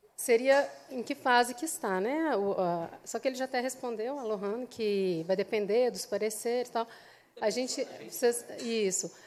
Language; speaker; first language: Portuguese; native; Portuguese